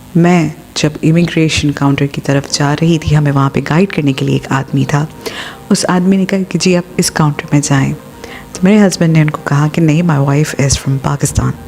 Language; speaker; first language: Urdu; native; Urdu